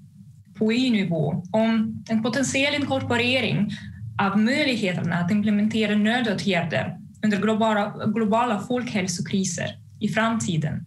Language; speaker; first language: Swedish; non-native, fluent; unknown